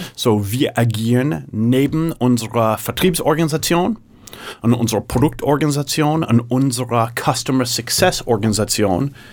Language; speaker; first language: German; non-native, fluent; English